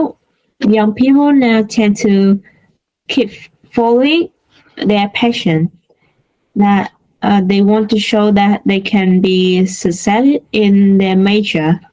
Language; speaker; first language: English; non-native, learner; Vietnamese